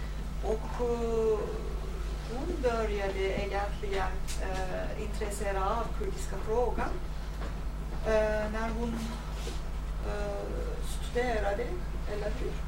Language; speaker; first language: Swedish; non-native, fluent; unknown